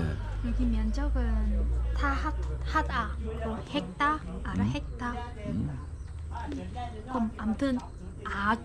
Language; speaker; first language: Korean; non-native, fluent; Vietnamese